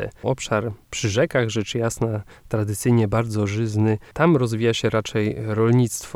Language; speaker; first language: Polish; native; Polish